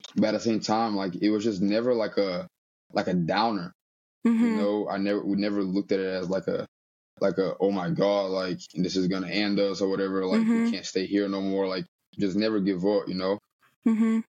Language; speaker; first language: English; early bilingual, other home language; Portuguese